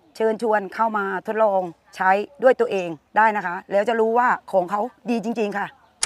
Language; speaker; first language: Thai; native; Thai